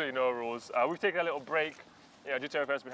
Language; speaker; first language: English; early bilingual, other home language; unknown